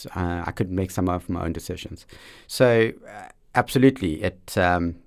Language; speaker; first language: English; native; English